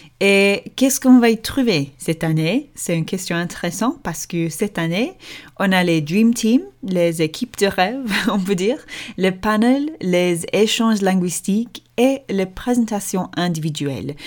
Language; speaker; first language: French; non-native, fluent; English